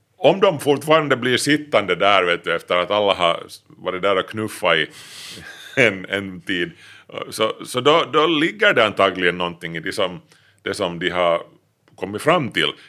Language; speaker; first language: Swedish; native; Swedish